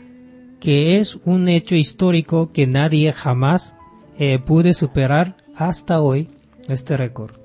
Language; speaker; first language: Spanish; non-native, fluent; Japanese